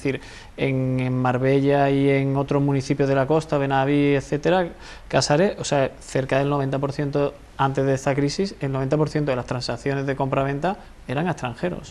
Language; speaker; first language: Spanish; native; Spanish